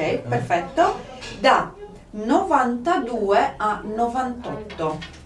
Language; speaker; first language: Italian; non-native, fluent; Polish